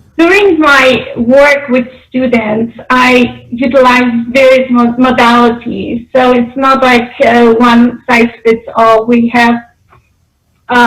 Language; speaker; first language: English; non-native, fluent; Polish